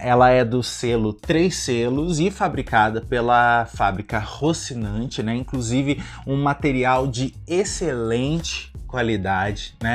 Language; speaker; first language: Portuguese; native; Portuguese